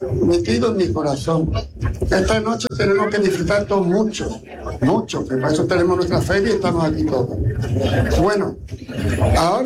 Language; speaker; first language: Spanish; native; Spanish